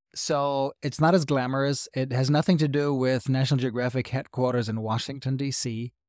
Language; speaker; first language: English; non-native, fluent; German